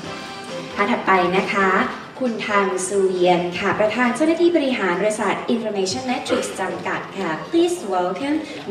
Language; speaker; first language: Thai; native; Thai